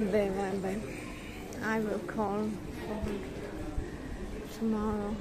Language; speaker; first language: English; non-native, learner; Russian